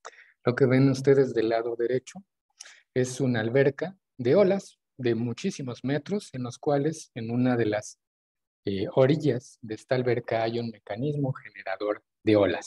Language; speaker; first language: Spanish; native; Spanish